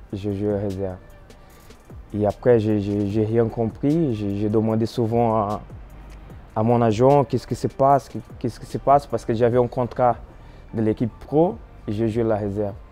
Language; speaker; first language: French; non-native, fluent; Portuguese